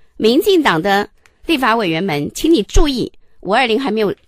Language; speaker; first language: Chinese; native; Chinese